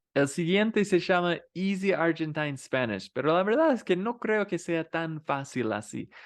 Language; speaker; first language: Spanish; non-native, fluent; English